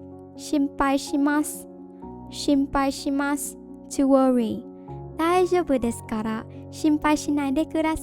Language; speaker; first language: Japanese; non-native, fluent; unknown